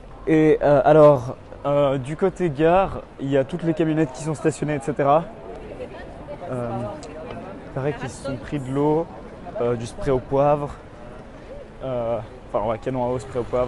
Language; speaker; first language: French; native; French